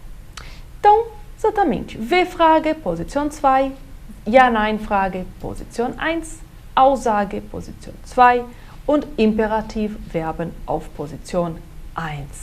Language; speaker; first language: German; non-native, fluent; Portuguese